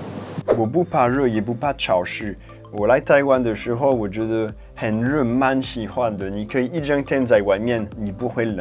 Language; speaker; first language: Chinese; non-native, fluent; French